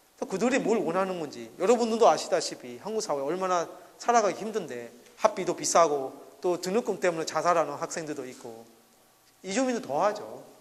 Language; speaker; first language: Korean; non-native, fluent; Burmese